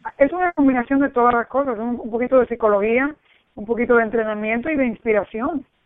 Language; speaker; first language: Spanish; early bilingual, heritage; Spanish